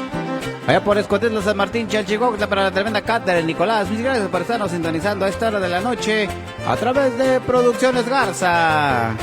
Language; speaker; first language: Spanish; native; Spanish